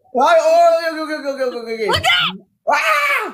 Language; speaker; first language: English; non-native, learner; Malay